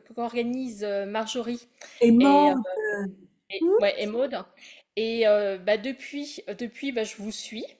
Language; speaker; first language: French; native; French